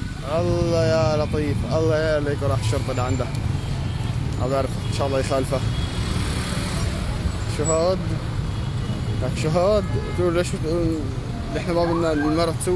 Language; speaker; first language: Arabic; native; Arabic